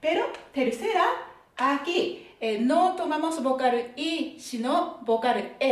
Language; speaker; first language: Spanish; non-native, fluent; Japanese